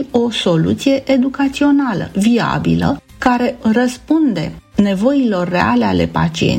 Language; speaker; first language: Romanian; native; Romanian